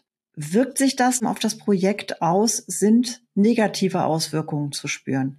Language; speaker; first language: German; native; German